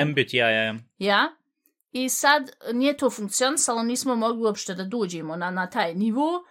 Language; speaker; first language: Bosnian; early bilingual, heritage; Bosnian